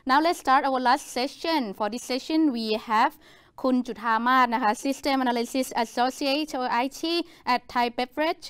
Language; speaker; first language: English; non-native, fluent; Thai